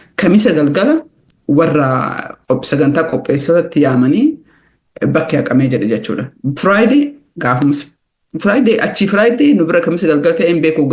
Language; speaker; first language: Oromo; early bilingual, heritage; Oromo